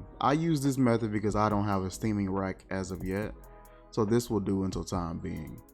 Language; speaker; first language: English; native; English